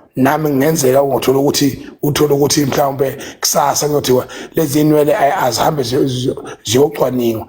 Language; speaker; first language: Zulu; native; Zulu